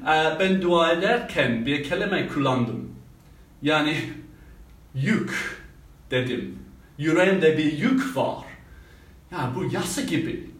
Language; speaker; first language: Turkish; non-native, fluent; English